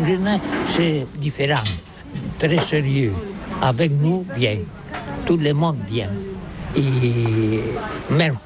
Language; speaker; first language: French; non-native, learner; Catalan